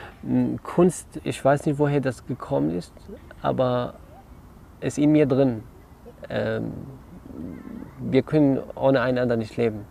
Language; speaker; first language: German; non-native, learner; Kurdish